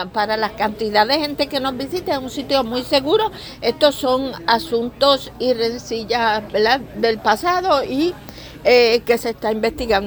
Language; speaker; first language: Spanish; native; Spanish